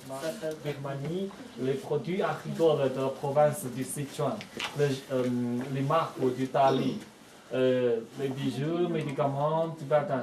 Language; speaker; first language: French; non-native, fluent; Chinese